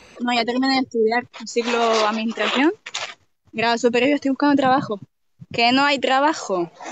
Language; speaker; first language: Spanish; native; Spanish